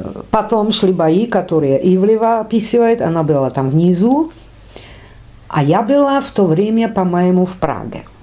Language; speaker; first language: Russian; non-native, fluent; Czech